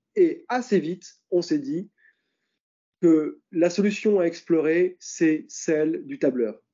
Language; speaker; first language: French; native; French